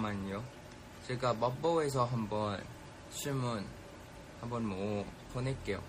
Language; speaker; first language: Korean; non-native, fluent; Thai